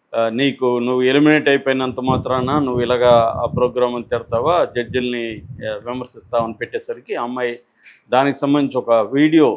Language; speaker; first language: Telugu; native; Telugu